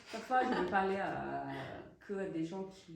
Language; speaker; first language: French; non-native, fluent; Portuguese